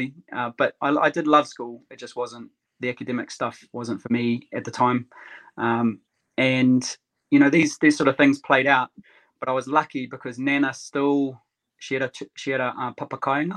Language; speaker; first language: English; native; English